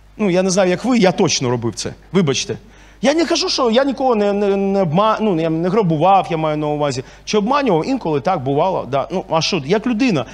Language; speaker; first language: Ukrainian; non-native, local second language; Russian